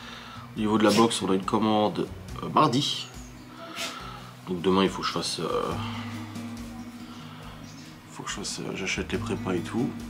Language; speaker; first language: French; native; French